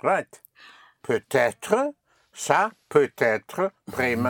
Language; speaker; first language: French; non-native, fluent; English